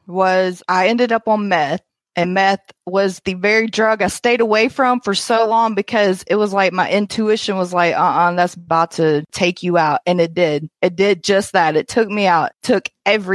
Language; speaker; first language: English; native; English